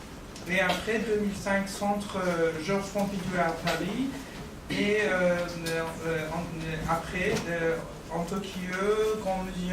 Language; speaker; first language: French; non-native, fluent; Persian